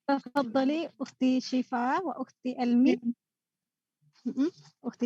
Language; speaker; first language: Arabic; non-native, learner; Indonesian